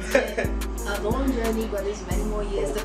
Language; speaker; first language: English; native; English